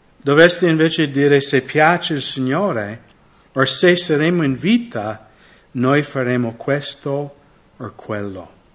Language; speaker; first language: Italian; non-native, fluent; English